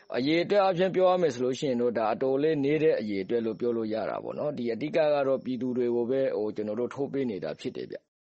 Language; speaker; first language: Burmese; native; Burmese